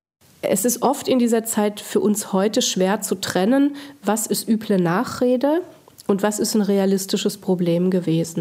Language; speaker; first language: German; native; German